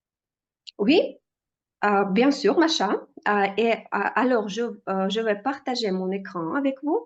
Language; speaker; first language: French; non-native, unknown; Russian